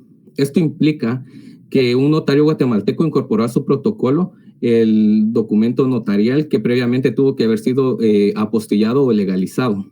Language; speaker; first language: Spanish; native; Spanish